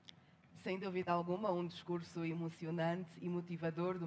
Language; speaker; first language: Portuguese; native; Portuguese